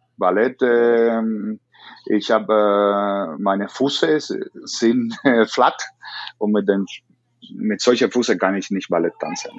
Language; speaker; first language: German; non-native, learner; Spanish